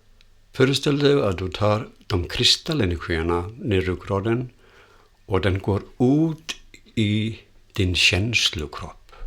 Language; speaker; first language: Swedish; non-native, fluent; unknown